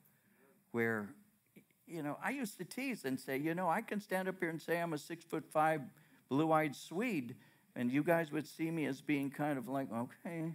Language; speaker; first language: English; native; English